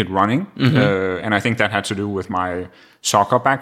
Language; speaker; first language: English; non-native, fluent; Danish